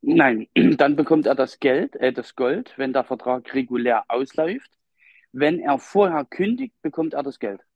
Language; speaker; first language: German; native; German